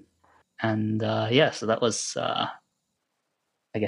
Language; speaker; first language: English; non-native, local second language; Japanese